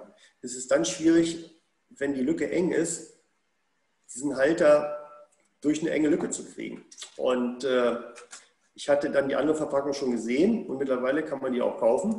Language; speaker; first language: German; native; German